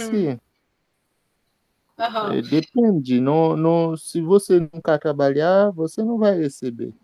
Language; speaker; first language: Portuguese; non-native, learner; Haitian Creole